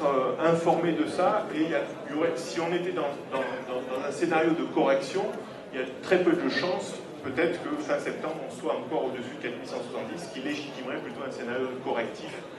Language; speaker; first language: French; native; French